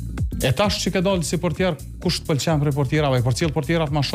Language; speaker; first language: Albanian; native; Albanian